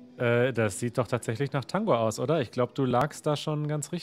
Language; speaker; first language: German; native; German